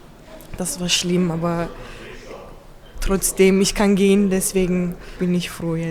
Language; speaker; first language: German; early bilingual, other home language; Turkish